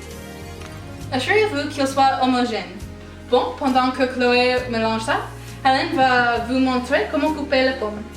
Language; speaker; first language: French; non-native, learner; English